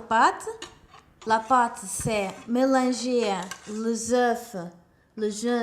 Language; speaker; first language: French; non-native, learner; Portuguese